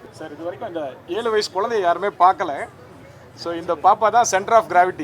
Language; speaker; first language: Tamil; native; Tamil